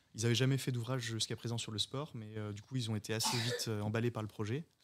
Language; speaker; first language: French; native; French